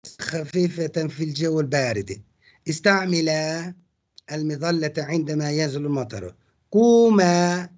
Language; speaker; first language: Arabic; non-native, fluent; Turkish